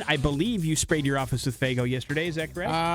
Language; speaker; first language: English; native; English